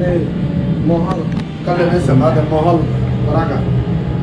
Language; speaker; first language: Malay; non-native, learner; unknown